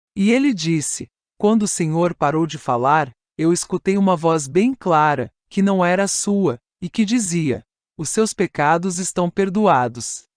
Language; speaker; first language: Portuguese; non-native, fluent; Italian